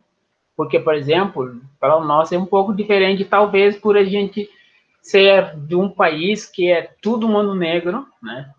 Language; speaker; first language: Portuguese; non-native, fluent; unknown